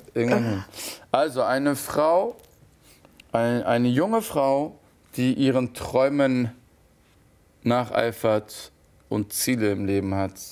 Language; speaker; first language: German; early bilingual, other home language; Turkish